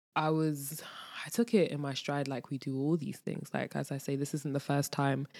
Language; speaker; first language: English; native; English